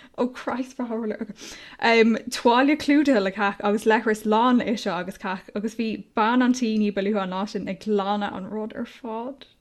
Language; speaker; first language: Irish; non-native, local second language; English